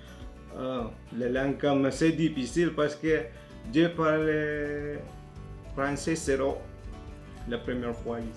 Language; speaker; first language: French; non-native, learner; Filipino